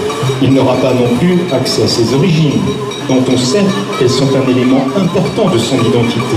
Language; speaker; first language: French; native; French